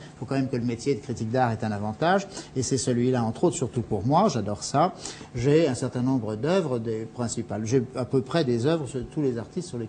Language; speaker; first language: French; native; French